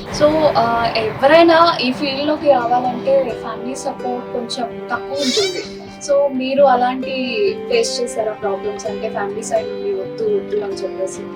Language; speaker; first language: Telugu; native; Telugu